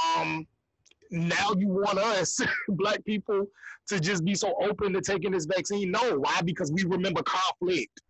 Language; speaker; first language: English; native; English